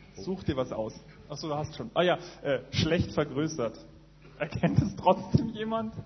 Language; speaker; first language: German; native; German